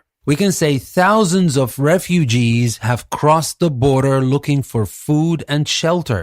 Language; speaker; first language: English; non-native, fluent; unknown